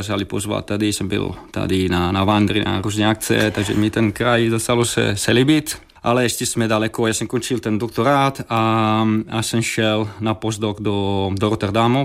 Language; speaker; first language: Czech; non-native, fluent; Italian